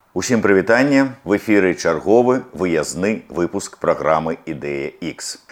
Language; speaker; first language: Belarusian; native; Belarusian